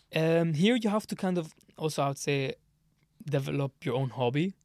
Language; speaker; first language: English; early bilingual, other home language; Arabic